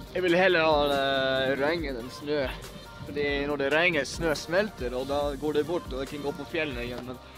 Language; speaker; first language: Norwegian; non-native, learner; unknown